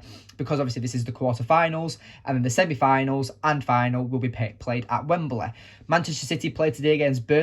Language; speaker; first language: English; native; English